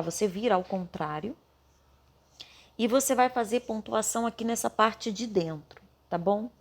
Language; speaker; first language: Portuguese; native; Portuguese